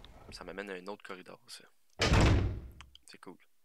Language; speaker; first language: French; native; French